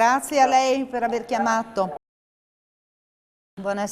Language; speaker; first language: Italian; native; Italian